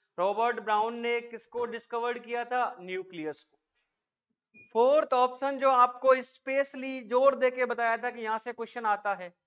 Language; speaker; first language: Hindi; native; Hindi